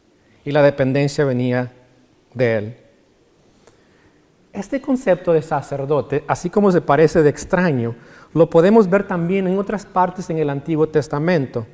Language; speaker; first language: Spanish; native; Spanish